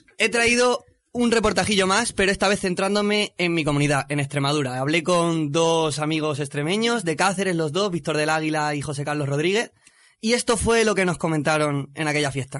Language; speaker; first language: Spanish; native; Spanish